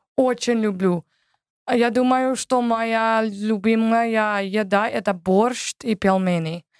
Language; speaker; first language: Russian; non-native, learner; English